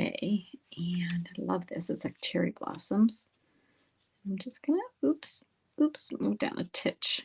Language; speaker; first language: English; native; English